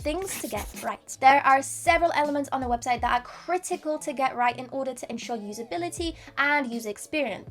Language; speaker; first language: English; non-native, fluent; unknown